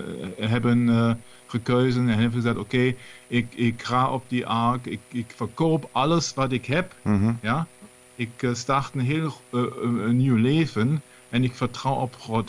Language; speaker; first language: Dutch; non-native, learner; German